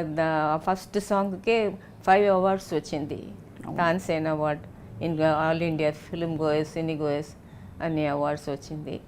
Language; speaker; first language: Telugu; non-native, fluent; Tamil